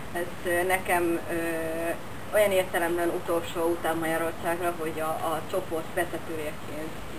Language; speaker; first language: Hungarian; non-native, fluent; Finnish